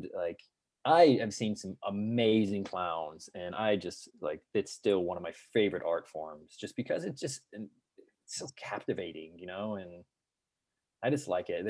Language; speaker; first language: English; native; English